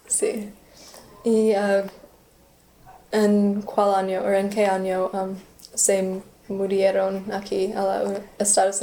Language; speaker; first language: Spanish; non-native, learner; English